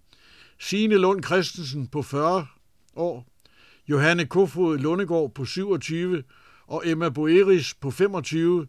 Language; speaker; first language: Danish; native; Danish